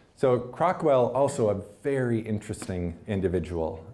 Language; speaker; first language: English; native; English